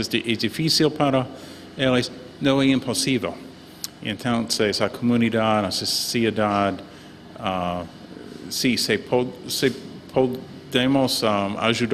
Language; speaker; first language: Portuguese; non-native, learner; English